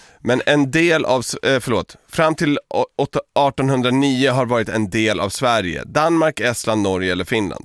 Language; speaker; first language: Swedish; early bilingual, other home language; Serbian